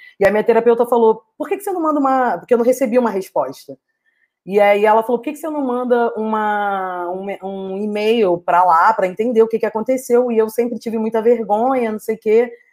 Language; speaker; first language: Portuguese; native; Portuguese